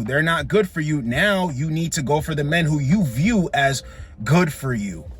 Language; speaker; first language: English; native; English